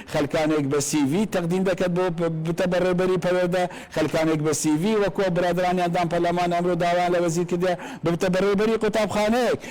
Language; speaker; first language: Central Kurdish; non-native, local second language; Kurdish